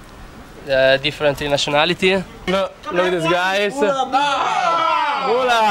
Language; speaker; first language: English; non-native, learner; Italian